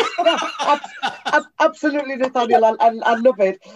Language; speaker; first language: English; native; English